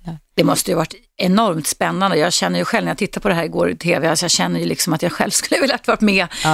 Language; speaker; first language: Swedish; native; Swedish